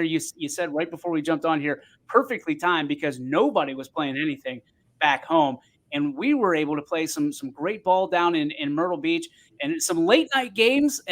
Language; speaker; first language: English; native; English